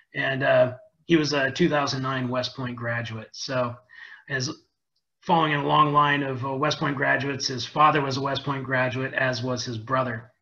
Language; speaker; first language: English; native; English